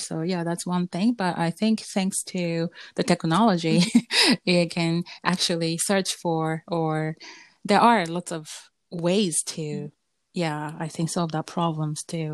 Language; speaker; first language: English; non-native, fluent; Japanese